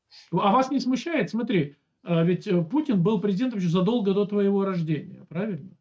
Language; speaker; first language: Russian; native; Russian